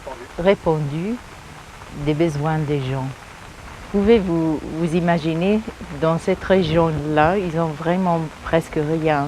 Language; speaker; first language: French; early bilingual, heritage; English